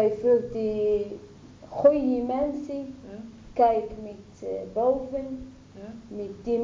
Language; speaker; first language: Dutch; non-native, learner; Arabic